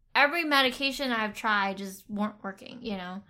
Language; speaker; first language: English; non-native, fluent; Vietnamese